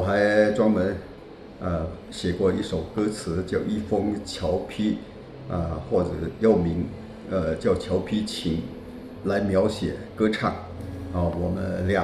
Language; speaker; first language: Chinese; non-native, local second language; Min Nan Chinese